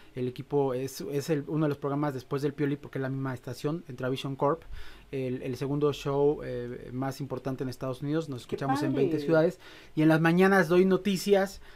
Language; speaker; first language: Spanish; native; Spanish